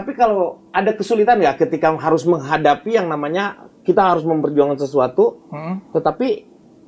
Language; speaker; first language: Indonesian; native; Indonesian